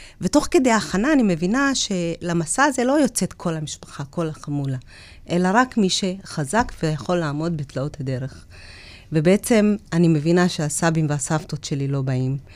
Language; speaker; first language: Hebrew; early bilingual, other home language; Amharic